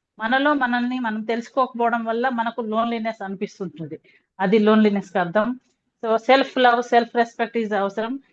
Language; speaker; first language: Telugu; non-native, local second language; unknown